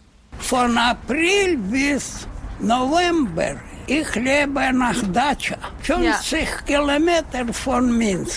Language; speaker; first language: German; non-native, learner; Russian